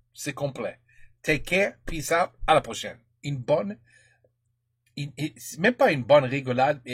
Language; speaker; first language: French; non-native, learner; English